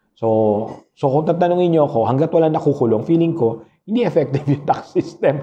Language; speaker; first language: Filipino; non-native, local second language; Pampanga